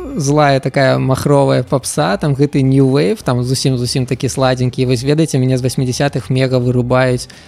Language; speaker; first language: Belarusian; non-native, local second language; Russian